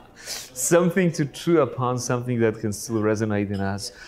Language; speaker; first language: English; non-native, fluent; Polish